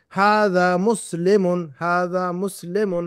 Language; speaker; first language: Arabic; non-native, fluent; Urdu